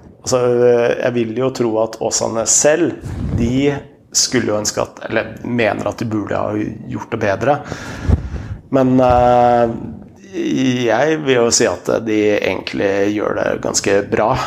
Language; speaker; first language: Norwegian; native; Norwegian